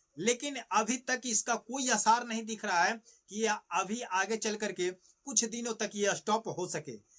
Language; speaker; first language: Hindi; native; Hindi